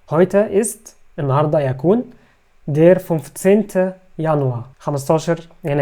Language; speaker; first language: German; non-native, fluent; Arabic